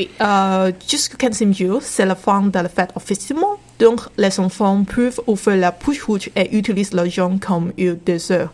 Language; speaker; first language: French; non-native, learner; Chinese